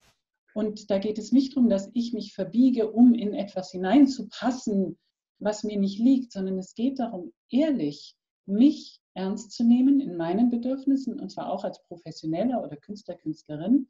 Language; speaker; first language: German; native; German